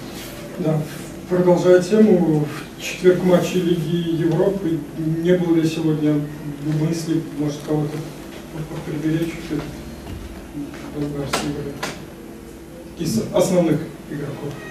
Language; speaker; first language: Russian; native; Russian